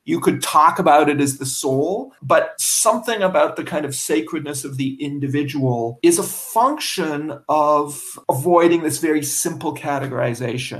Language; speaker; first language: English; native; English